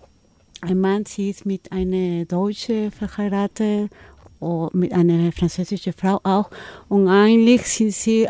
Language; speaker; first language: German; non-native, fluent; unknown